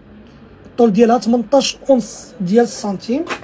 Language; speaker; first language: Arabic; native; Arabic